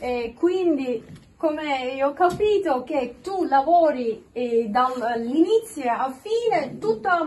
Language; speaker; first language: Italian; non-native, learner; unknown